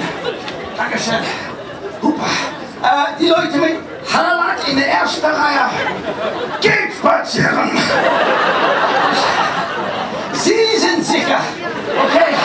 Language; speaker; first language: German; non-native, fluent; English